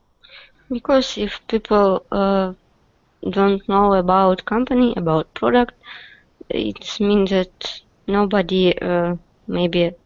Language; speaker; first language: English; non-native, learner; Russian